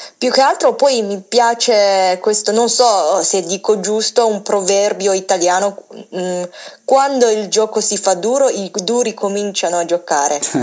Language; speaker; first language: Italian; non-native, fluent; Chinese